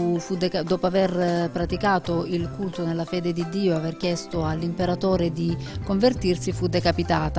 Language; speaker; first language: Italian; native; Italian